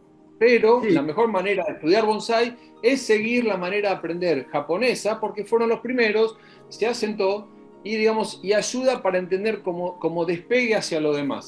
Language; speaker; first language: Spanish; native; Spanish